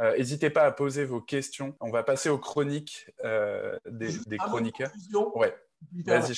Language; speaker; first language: French; native; French